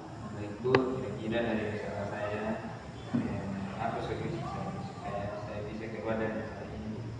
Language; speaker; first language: Indonesian; non-native, local second language; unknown